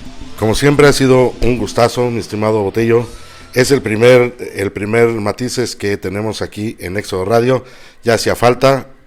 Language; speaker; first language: Spanish; native; Spanish